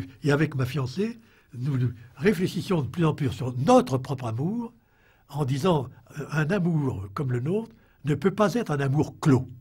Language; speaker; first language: French; native; French